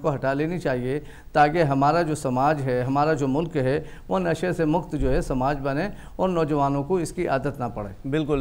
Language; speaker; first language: Hindi; native; Hindi